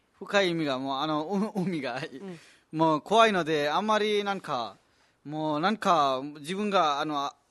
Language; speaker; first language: Japanese; non-native, fluent; Nepali